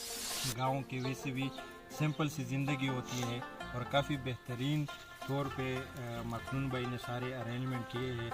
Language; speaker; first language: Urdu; non-native, local second language; Pashto